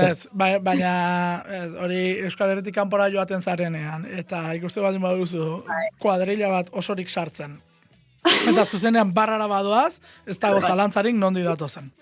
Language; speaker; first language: Basque; native; Basque